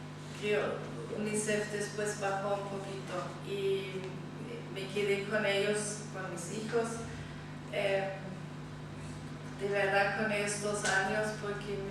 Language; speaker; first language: Spanish; non-native, fluent; German